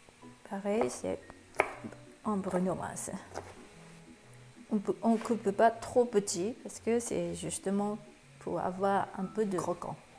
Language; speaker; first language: French; non-native, fluent; Japanese